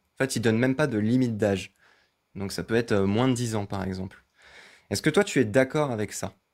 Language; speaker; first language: French; native; French